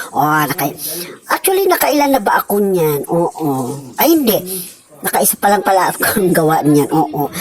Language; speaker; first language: Filipino; non-native, local second language; Cebuano